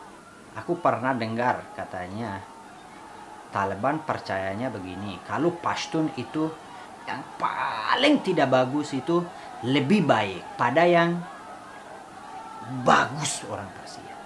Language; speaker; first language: Indonesian; non-native, fluent; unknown